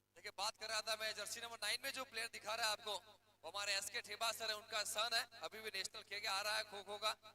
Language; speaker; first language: Hindi; non-native, local second language; Gujarati